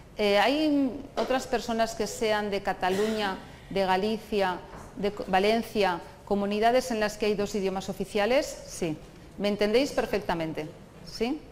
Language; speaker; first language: Spanish; non-native, local second language; Basque